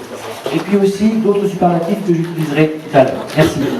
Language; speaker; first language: French; native; French